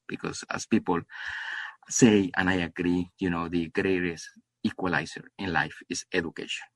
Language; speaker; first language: English; non-native, fluent; Spanish